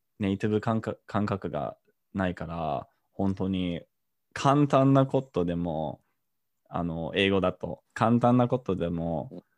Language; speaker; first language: Japanese; non-native, fluent; English